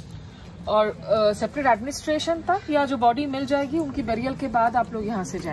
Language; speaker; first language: Hindi; native; Hindi